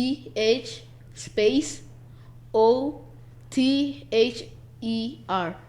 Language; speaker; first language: English; non-native, learner; Indonesian